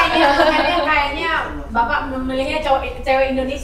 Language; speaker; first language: Indonesian; native; Indonesian